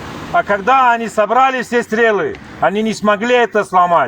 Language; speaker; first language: Russian; native; Russian